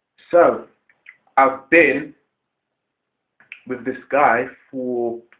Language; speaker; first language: English; native; English